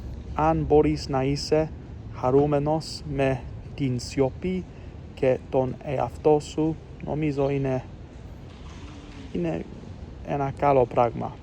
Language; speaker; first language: Greek; non-native, learner; English